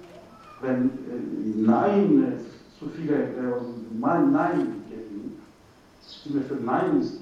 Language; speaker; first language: German; non-native, learner; Turkish